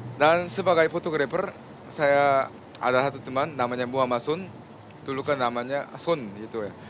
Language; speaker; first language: Indonesian; non-native, fluent; Korean